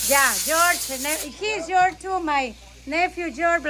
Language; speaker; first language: English; non-native, learner; Spanish